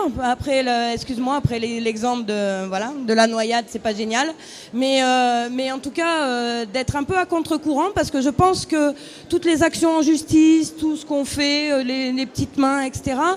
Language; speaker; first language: French; native; French